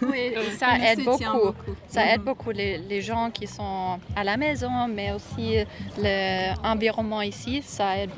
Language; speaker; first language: French; non-native, learner; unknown